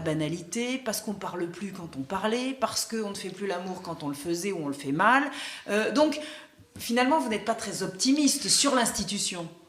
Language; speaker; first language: French; native; French